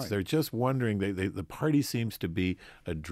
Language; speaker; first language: English; native; English